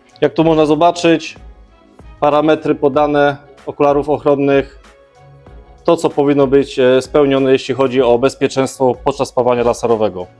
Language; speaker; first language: Polish; native; Polish